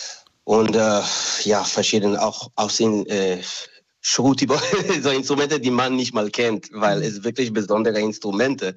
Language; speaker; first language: German; non-native, fluent; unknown